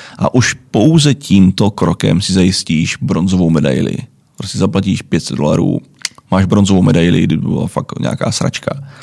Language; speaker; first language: Czech; native; Czech